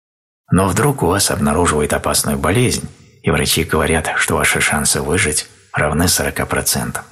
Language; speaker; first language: Russian; native; Russian